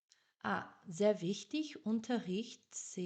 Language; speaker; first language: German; non-native, fluent; French